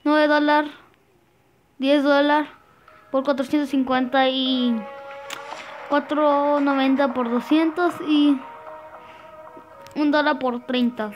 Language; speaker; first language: Spanish; early bilingual, heritage; Spanish